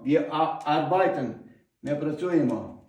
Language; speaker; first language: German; non-native, learner; Ukrainian